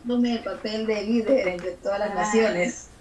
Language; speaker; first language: Spanish; native; Spanish